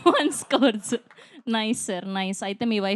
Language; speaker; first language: Telugu; native; Telugu